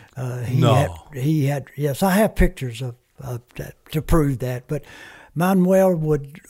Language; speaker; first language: English; early bilingual, other home language; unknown